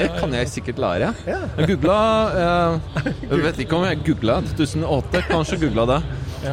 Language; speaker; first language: Norwegian; non-native, fluent; Polish